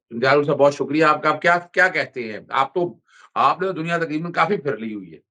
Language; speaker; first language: Urdu; non-native, local second language; Punjabi